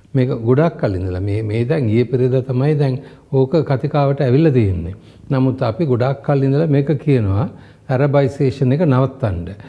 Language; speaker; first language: Sinhala; non-native, local second language; Tamil